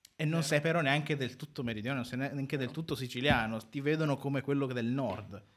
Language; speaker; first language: Italian; native; Italian